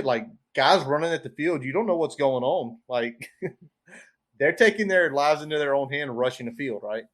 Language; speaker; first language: English; native; English